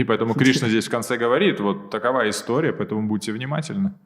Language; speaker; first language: Russian; native; Russian